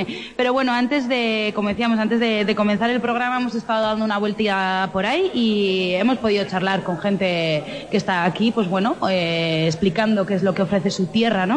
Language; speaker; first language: Spanish; native; Spanish